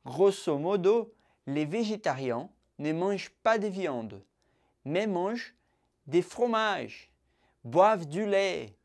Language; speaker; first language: French; non-native, fluent; Portuguese